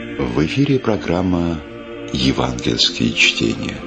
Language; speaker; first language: Russian; native; Russian